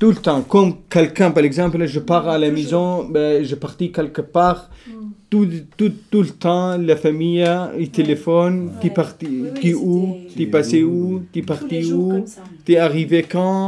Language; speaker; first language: French; non-native, learner; Kurdish